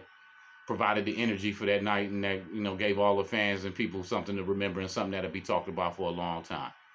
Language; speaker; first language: English; native; English